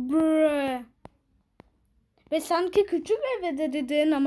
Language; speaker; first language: Turkish; early bilingual, heritage; Turkish